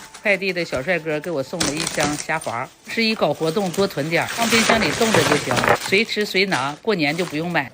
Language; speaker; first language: Chinese; native; Chinese